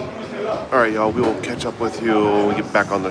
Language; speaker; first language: English; native; English